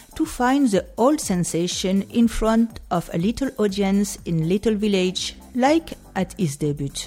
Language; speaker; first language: English; non-native, fluent; French